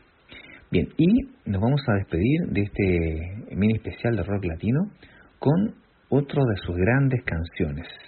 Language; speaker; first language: Spanish; native; Spanish